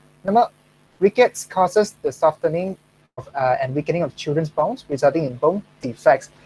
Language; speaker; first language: English; non-native, local second language; Chinese